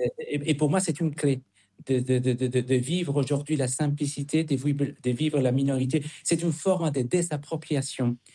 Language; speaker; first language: French; non-native, fluent; Spanish